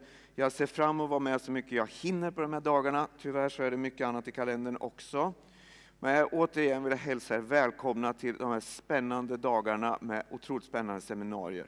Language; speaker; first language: Swedish; native; Swedish